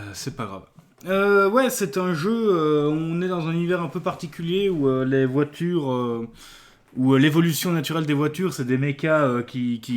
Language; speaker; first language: French; native; French